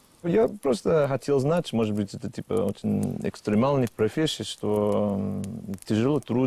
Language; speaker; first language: Russian; non-native, learner; English